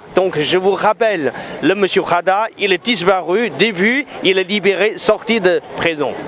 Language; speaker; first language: French; non-native, fluent; Chinese